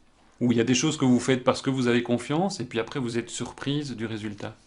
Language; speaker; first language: French; native; French